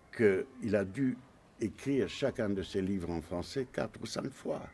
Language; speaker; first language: French; non-native, fluent; Romanian